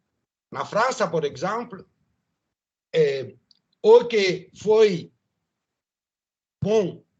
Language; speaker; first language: Portuguese; non-native, learner; French